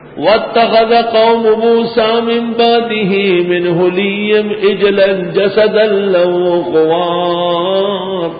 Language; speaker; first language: Urdu; non-native, local second language; Pashto